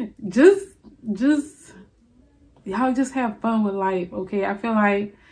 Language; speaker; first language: English; native; English